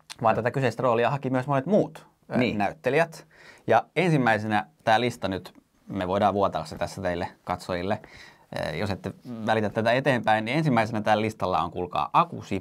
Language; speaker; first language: Finnish; native; Finnish